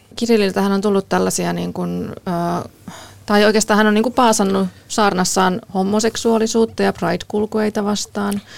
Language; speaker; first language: Finnish; native; Finnish